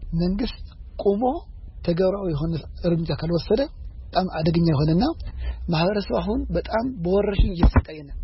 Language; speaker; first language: Amharic; non-native, local second language; Tigrinya